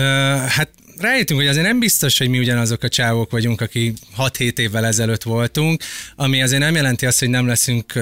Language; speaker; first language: Hungarian; native; Hungarian